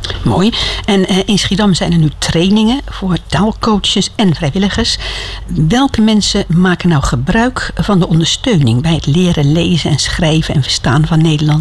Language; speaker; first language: Dutch; native; Dutch